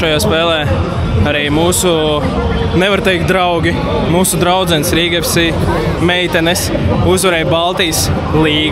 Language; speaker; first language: Latvian; native; Latvian